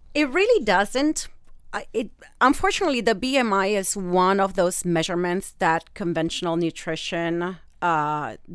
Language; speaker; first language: English; non-native, fluent; Italian